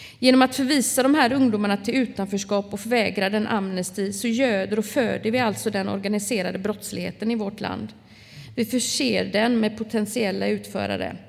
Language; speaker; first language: Swedish; native; Swedish